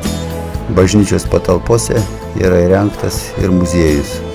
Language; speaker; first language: Lithuanian; native; Lithuanian